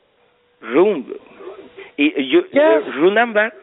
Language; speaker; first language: English; non-native, learner; Spanish